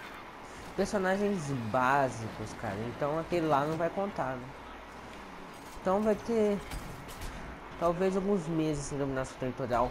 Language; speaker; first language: Portuguese; native; Portuguese